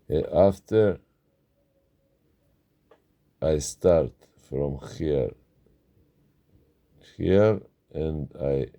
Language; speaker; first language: English; non-native, learner; Russian